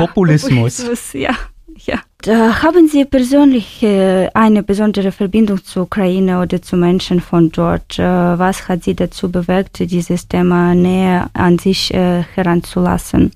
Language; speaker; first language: German; non-native, fluent; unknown